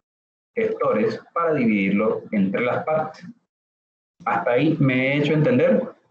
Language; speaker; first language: Spanish; native; Spanish